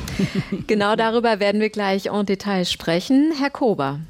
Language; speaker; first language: German; native; German